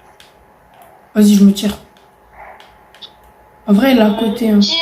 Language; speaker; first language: French; native; French